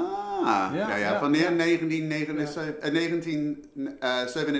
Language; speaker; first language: Dutch; early bilingual, heritage; Dutch